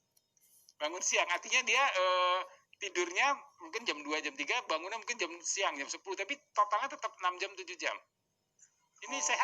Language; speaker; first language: Indonesian; native; Indonesian